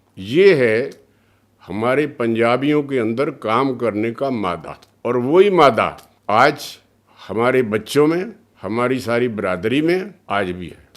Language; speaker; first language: Hindi; early bilingual, other home language; Punjabi